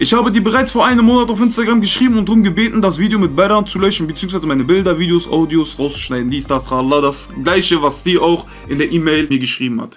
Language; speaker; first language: German; early bilingual, other home language; Turkish